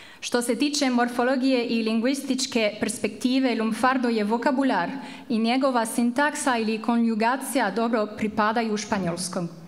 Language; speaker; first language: Croatian; non-native, fluent; French